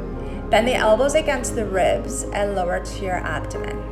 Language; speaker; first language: English; native; English